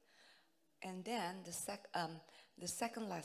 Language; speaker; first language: English; non-native, fluent; Indonesian